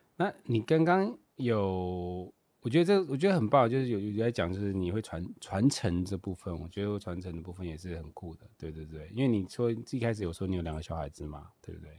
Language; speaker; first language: Chinese; native; Chinese